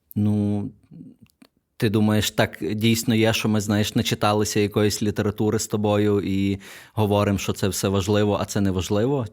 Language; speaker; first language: Ukrainian; native; Ukrainian